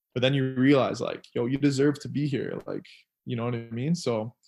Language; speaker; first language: English; native; English